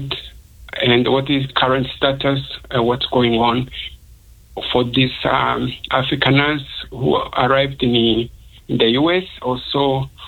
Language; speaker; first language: English; non-native, local second language; Kinyarwanda